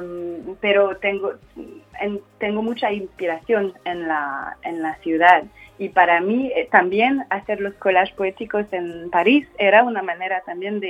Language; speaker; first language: Spanish; non-native, fluent; French